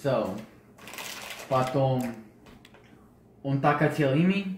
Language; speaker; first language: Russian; non-native, learner; English